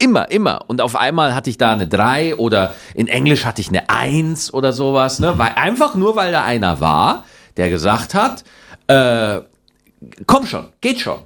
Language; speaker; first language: German; native; German